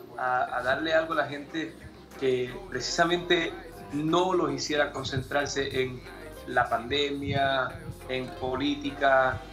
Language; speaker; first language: Spanish; early bilingual, heritage; Spanish